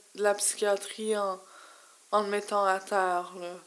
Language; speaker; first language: French; native; French